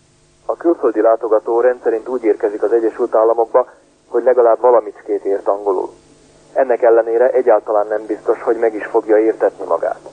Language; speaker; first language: Hungarian; native; Hungarian